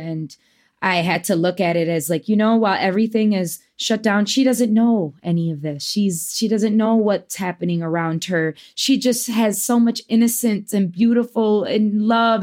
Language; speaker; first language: English; early bilingual, other home language; Spanish